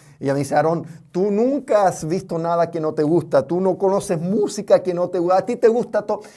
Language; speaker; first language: Spanish; non-native, fluent; English